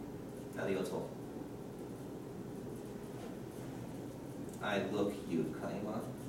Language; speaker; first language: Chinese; non-native, learner; English